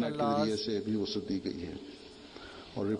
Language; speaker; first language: German; non-native, fluent; Urdu